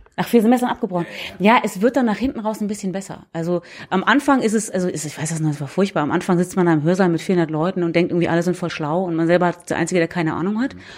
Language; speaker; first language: German; native; German